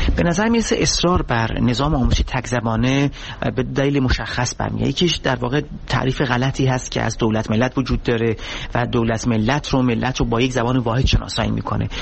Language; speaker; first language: Persian; non-native, local second language; Kurdish